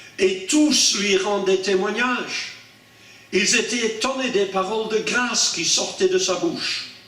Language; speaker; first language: French; non-native, fluent; English